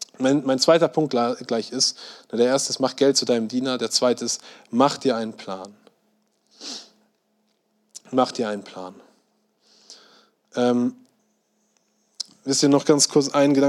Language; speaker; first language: German; native; German